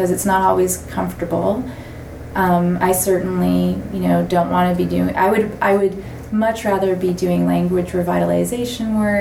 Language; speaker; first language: English; native; English